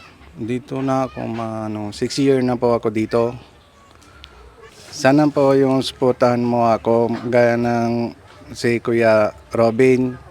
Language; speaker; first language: Filipino; non-native, learner; Punjabi